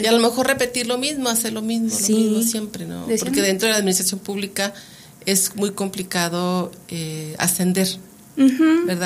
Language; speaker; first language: Spanish; native; Spanish